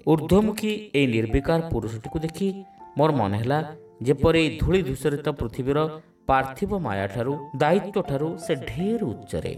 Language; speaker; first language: Odia; native; Odia